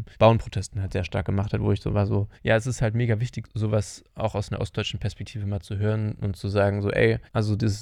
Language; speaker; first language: German; native; German